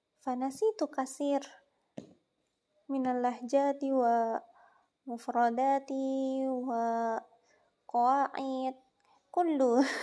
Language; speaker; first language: Arabic; non-native, learner; Indonesian